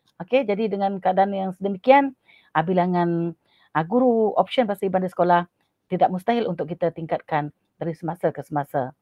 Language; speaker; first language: Malay; non-native, local second language; Iban